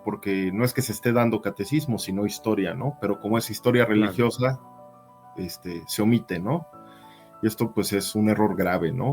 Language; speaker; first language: Spanish; native; Spanish